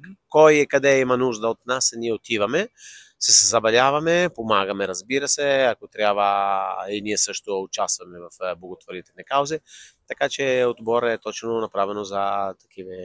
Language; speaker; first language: Bulgarian; non-native, fluent; Italian